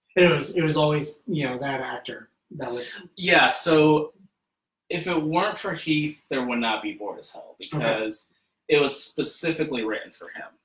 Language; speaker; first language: English; native; English